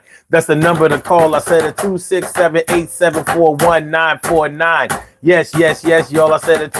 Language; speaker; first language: English; native; English